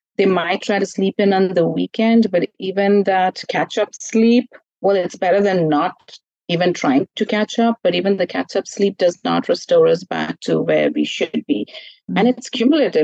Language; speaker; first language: English; non-native, local second language; Malayalam